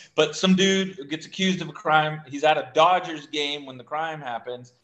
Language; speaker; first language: English; native; English